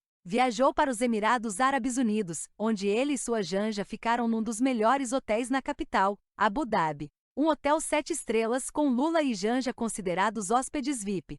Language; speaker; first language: Portuguese; native; Portuguese